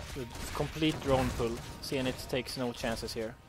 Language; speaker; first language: English; non-native, fluent; Swedish